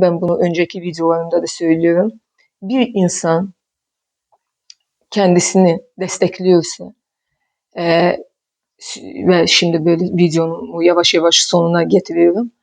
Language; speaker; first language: Turkish; non-native, fluent; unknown